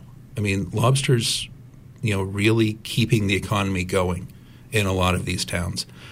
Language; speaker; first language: English; native; English